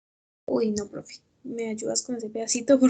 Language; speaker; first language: Spanish; native; Spanish